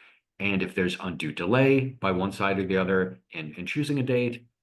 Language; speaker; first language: English; native; English